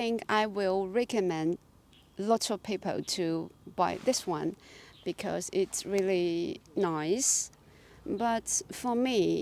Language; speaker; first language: English; non-native, fluent; Chinese